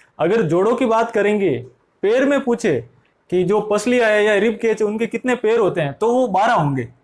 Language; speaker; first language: Hindi; native; Hindi